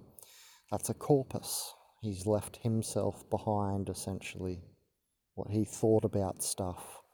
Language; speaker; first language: English; native; English